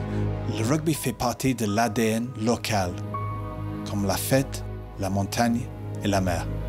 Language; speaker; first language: French; native; French